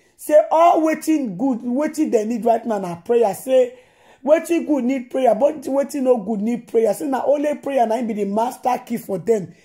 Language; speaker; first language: Nigerian Pidgin; non-native, local second language; Yoruba